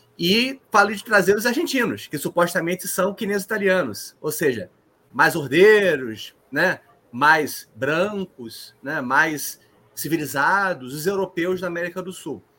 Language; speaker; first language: Portuguese; native; Portuguese